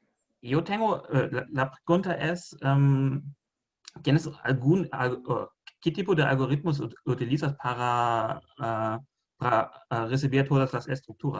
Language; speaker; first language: Spanish; non-native, fluent; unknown